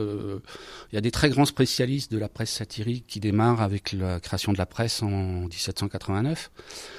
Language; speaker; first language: French; native; French